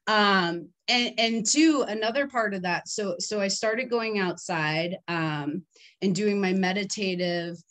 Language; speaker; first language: English; native; English